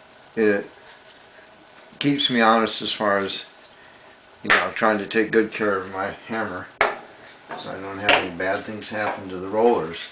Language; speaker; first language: English; native; English